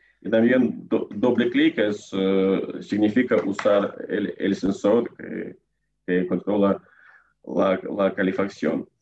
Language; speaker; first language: Spanish; non-native, learner; Russian